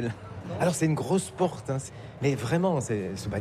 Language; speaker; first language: French; native; French